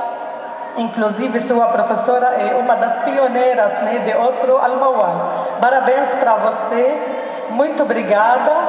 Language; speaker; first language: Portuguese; non-native, learner; Arabic